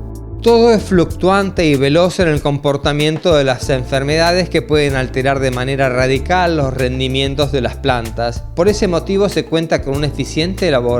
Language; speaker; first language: Spanish; native; Spanish